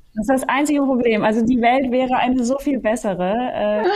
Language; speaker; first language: German; native; German